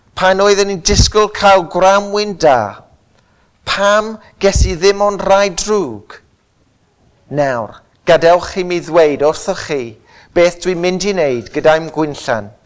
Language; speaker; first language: Welsh; non-native, local second language; English